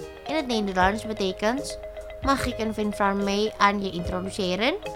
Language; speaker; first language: Dutch; non-native, learner; Indonesian